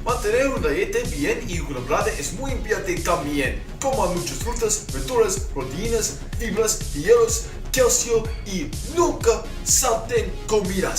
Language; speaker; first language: Spanish; non-native, learner; English